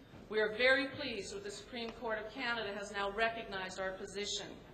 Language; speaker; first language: English; native; English